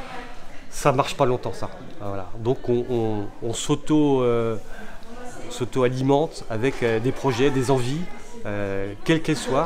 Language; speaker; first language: French; native; French